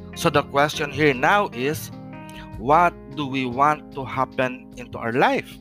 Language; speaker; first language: English; non-native, local second language; Filipino